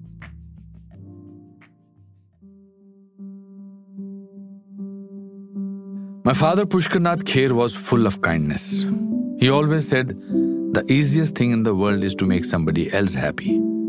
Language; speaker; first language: English; non-native, local second language; Kashmiri